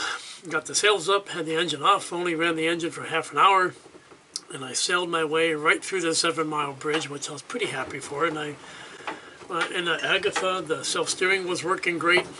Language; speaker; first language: English; native; English